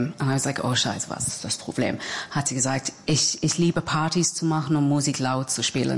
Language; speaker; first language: German; non-native, fluent; English